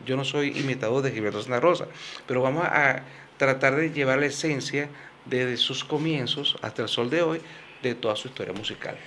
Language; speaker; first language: Spanish; native; Spanish